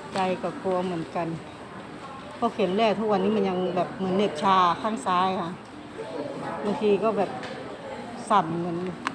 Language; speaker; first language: Thai; native; Thai